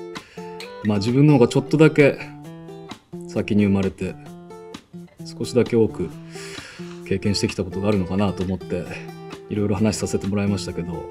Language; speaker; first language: Japanese; native; Japanese